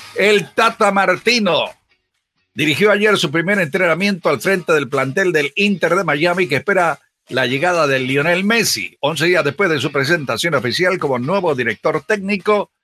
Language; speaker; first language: Spanish; native; Spanish